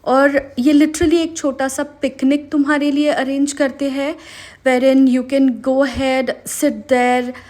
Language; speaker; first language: Hindi; non-native, local second language; Marathi